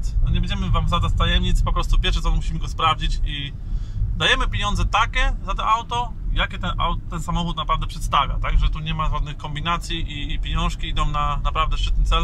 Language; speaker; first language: Polish; native; Polish